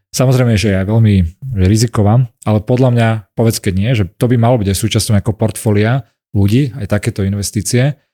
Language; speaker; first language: Slovak; native; Slovak